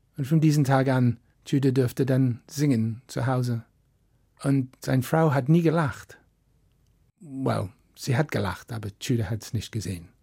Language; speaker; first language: German; non-native, fluent; English